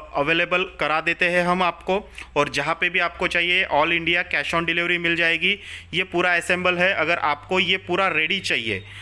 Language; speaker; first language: Hindi; non-native, local second language; Marathi